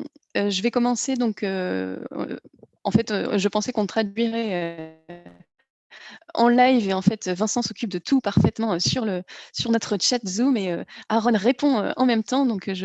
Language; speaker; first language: French; native; French